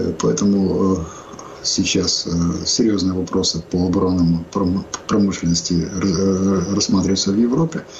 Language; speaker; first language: Russian; non-native, local second language; Ukrainian